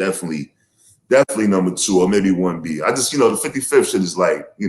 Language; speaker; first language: English; native; English